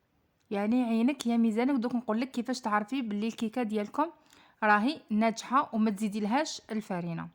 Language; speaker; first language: Arabic; native; Arabic